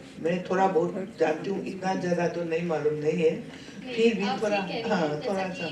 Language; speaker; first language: Hindi; non-native, local second language; Manipuri